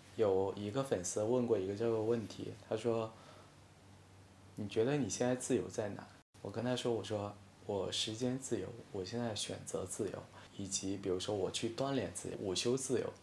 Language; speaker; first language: Chinese; non-native, local second language; Min Nan Chinese